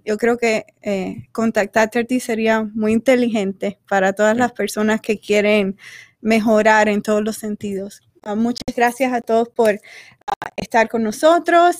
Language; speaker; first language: Spanish; native; Spanish